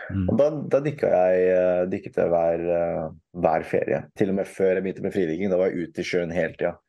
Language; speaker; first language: Norwegian; early bilingual, other home language; Filipino